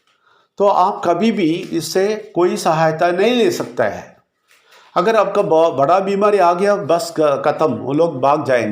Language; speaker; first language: Hindi; non-native, local second language; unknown